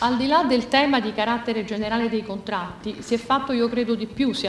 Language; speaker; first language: Italian; native; Italian